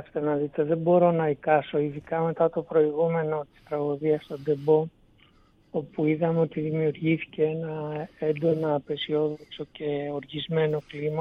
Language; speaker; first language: Greek; native; Greek